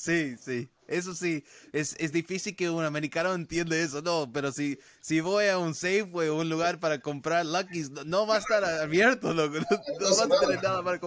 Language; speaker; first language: Spanish; early bilingual, heritage; Spanish